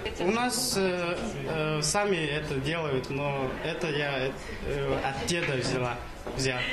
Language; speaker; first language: Russian; non-native, learner; Mongolian